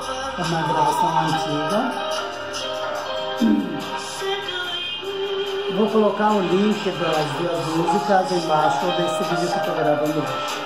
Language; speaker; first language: Portuguese; non-native, fluent; Persian